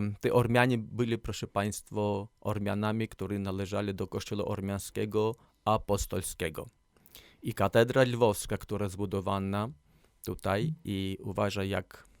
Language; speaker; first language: Polish; non-native, learner; Armenian